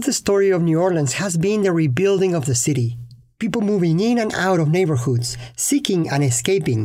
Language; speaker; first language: English; non-native, fluent; Spanish